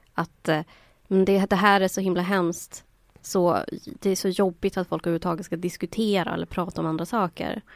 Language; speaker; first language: Swedish; native; Swedish